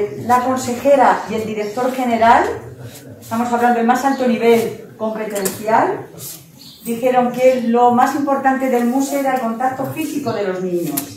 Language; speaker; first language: Spanish; native; Spanish